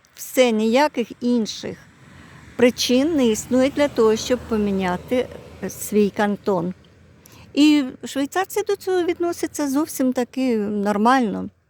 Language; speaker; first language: Ukrainian; non-native, local second language; Russian